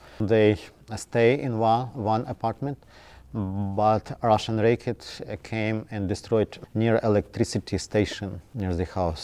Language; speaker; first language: English; non-native, learner; Ukrainian